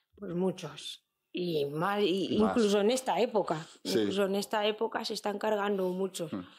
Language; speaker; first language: Spanish; native; Spanish